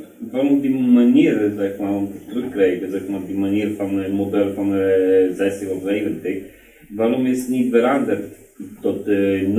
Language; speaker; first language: Dutch; non-native, learner; Polish